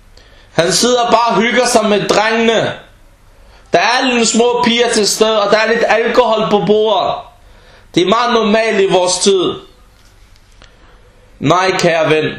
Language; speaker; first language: Danish; early bilingual, other home language; Arabic